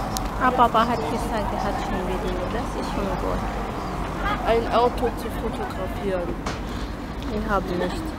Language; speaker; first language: German; early bilingual, other home language; Filipino